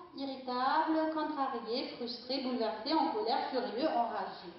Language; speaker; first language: French; non-native, fluent; German